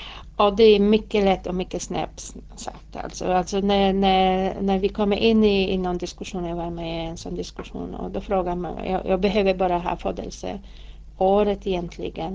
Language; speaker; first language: Swedish; non-native, fluent; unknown